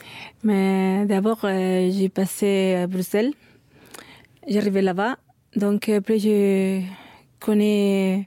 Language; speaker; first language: French; non-native, fluent; Spanish